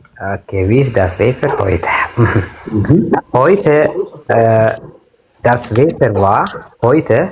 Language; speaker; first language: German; non-native, learner; Amharic